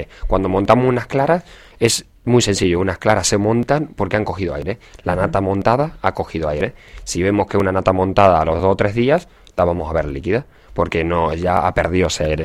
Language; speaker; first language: Spanish; native; Spanish